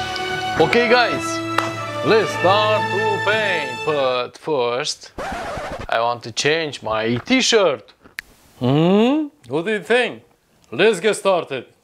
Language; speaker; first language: English; non-native, learner; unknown